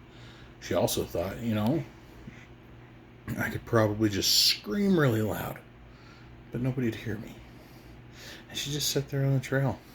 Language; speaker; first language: English; native; English